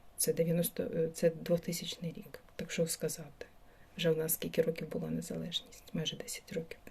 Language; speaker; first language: Ukrainian; non-native, local second language; Russian